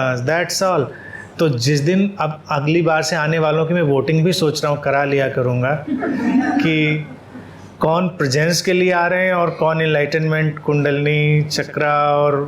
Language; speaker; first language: Hindi; native; Hindi